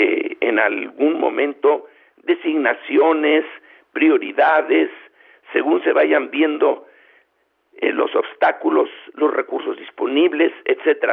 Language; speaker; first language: Spanish; native; Spanish